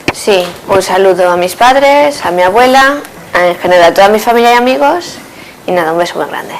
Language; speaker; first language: Spanish; native; Spanish